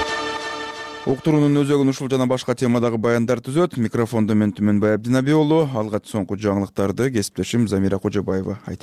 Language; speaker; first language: Kyrgyz; native; Kyrgyz